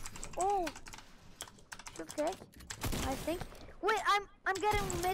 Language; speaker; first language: English; non-native, learner; Turkish